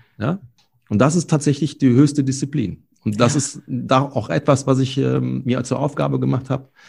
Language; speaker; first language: German; native; German